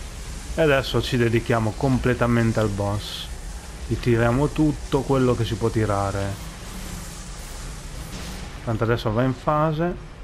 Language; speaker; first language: Italian; native; Italian